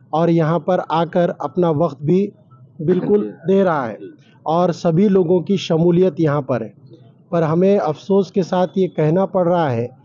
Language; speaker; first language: Urdu; native; Urdu